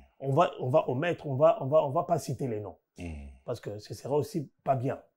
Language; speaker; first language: French; non-native, local second language; Lingala